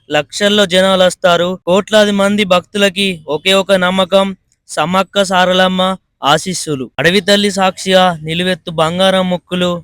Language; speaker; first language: Telugu; native; Telugu